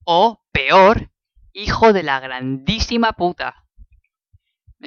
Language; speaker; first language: Spanish; native; Spanish